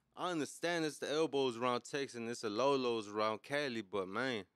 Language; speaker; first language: English; native; English